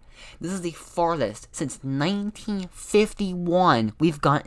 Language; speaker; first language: English; native; English